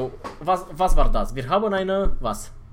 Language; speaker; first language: German; non-native, fluent; Romanian